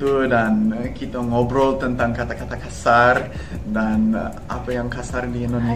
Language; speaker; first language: Indonesian; non-native, fluent; English